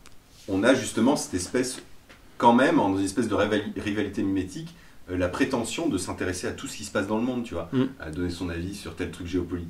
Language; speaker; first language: French; native; French